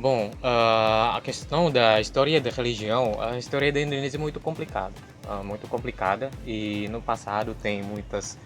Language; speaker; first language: Portuguese; non-native, fluent; Indonesian